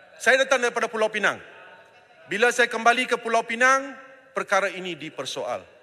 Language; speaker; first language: Malay; non-native, local second language; Tamil